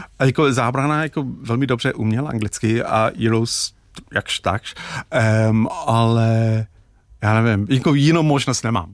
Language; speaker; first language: Czech; non-native, fluent; English